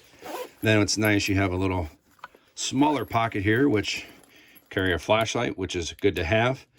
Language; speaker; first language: English; native; English